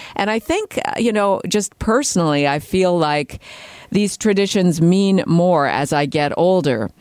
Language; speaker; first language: English; native; English